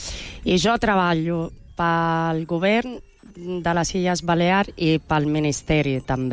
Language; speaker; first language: Catalan; non-native, fluent; Italian